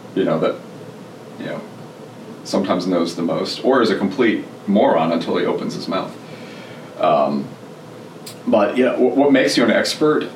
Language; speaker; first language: English; early bilingual, other home language; German